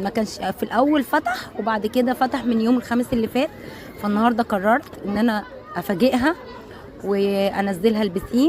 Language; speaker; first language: Arabic; native; Arabic